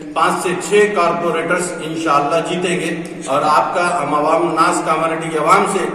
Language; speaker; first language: Urdu; native; Urdu